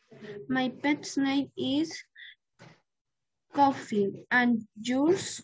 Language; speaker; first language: English; non-native, learner; Spanish